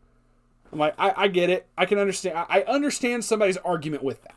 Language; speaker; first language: English; native; English